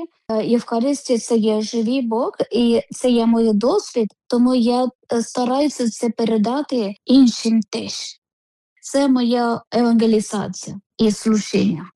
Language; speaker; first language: Ukrainian; non-native, learner; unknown